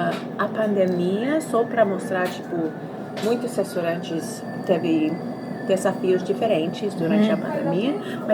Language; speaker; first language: Portuguese; early bilingual, heritage; Portuguese